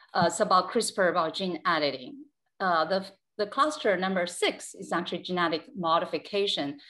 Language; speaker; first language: English; non-native, fluent; Chinese